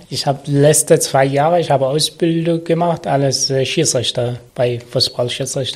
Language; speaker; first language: German; non-native, learner; Arabic